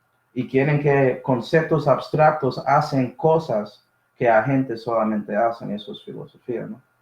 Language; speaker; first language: Spanish; early bilingual, heritage; Spanish